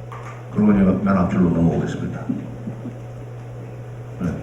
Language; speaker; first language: Korean; native; Korean